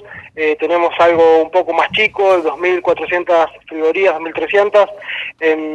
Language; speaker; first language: Spanish; native; Spanish